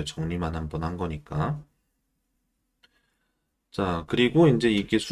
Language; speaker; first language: Korean; native; Korean